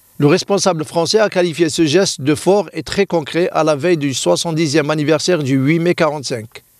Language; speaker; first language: French; non-native, local second language; Arabic